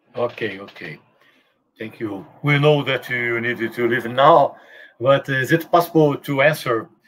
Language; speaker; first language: English; non-native, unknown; Portuguese